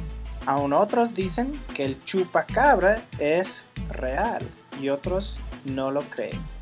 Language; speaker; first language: Spanish; non-native, fluent; English